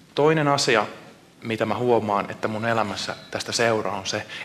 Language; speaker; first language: Finnish; native; Finnish